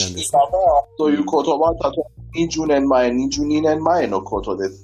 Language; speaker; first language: Japanese; non-native, learner; Persian